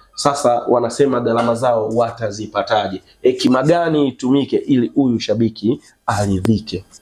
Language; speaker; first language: Swahili; native; Swahili